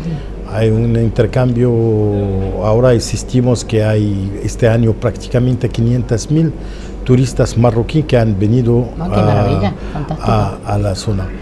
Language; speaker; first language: Spanish; non-native, fluent; Arabic